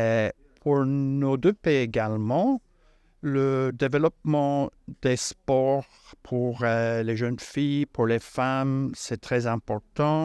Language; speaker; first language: French; non-native, fluent; English